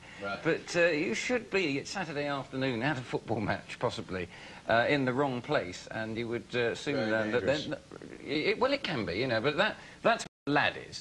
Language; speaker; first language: English; native; English